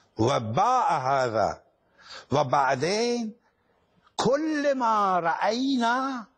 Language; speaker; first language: Arabic; non-native, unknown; Persian